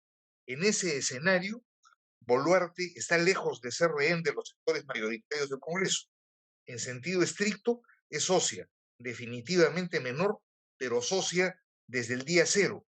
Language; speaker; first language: Spanish; native; Spanish